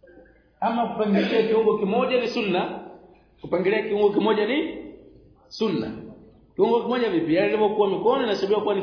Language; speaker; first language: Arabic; non-native, fluent; Swahili